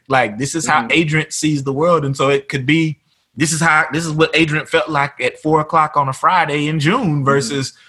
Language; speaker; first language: English; native; English